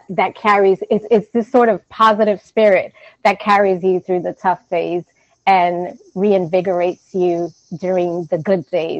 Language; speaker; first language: English; native; English